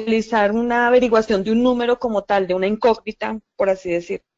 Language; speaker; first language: Spanish; native; Spanish